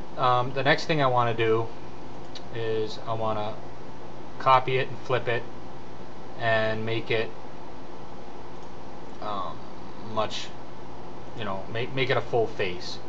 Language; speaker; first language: English; native; English